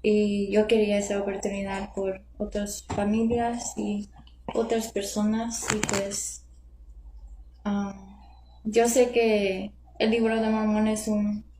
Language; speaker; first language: Spanish; non-native, learner; English